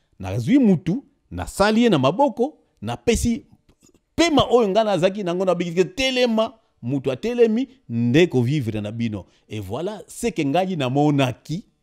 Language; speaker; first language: Lingala; non-native, local second language; Kongo